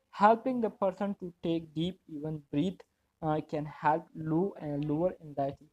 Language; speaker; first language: English; non-native, local second language; Urdu